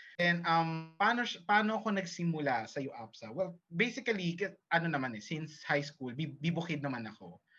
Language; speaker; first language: Filipino; early bilingual, heritage; Filipino